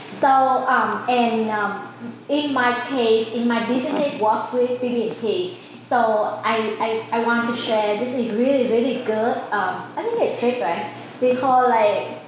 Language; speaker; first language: English; non-native, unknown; Vietnamese